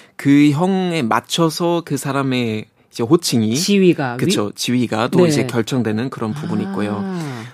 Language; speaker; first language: Korean; non-native, fluent; German